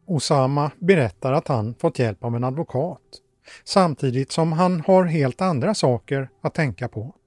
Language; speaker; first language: Swedish; native; Swedish